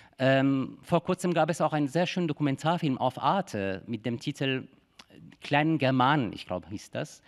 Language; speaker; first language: German; non-native, fluent; Persian